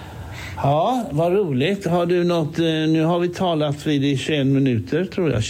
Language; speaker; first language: Swedish; native; Swedish